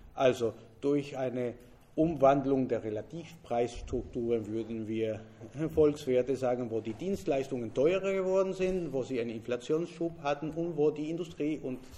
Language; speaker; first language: German; non-native, fluent; Spanish